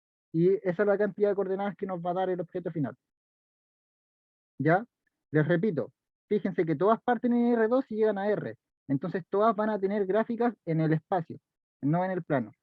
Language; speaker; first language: Spanish; native; Spanish